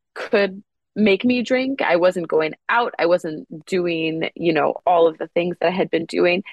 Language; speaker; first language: English; native; English